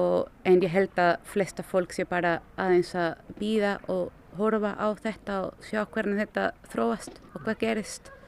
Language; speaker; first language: Icelandic; non-native, fluent; Spanish